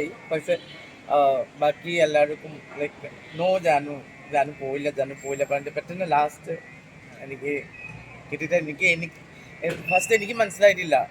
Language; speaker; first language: Malayalam; non-native, learner; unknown